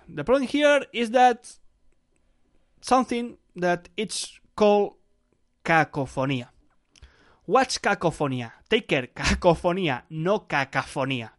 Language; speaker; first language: English; non-native, fluent; Spanish